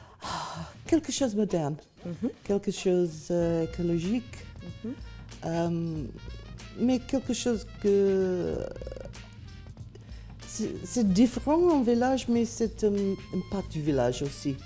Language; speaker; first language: French; non-native, learner; English